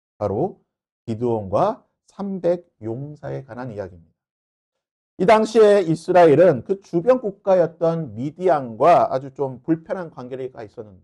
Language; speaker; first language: Korean; native; Korean